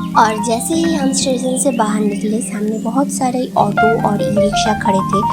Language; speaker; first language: Hindi; non-native, local second language; Bangla